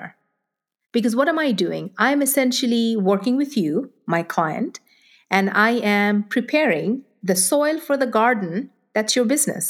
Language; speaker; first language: English; non-native, local second language; Bangla